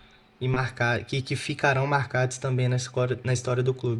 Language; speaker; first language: Portuguese; native; Portuguese